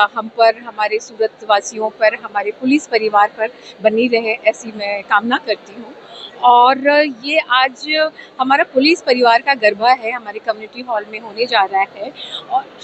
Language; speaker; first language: Hindi; native; Hindi